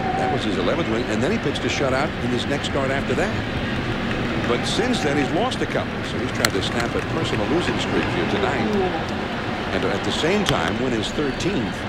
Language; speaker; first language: English; native; English